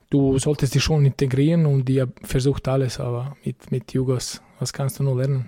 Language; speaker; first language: German; non-native, fluent; Bosnian